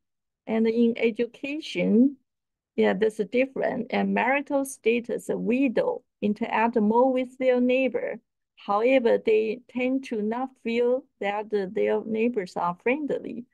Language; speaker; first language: English; non-native, fluent; Chinese